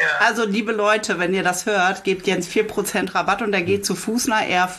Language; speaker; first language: German; native; German